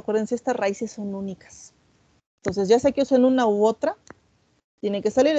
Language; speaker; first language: Spanish; native; Spanish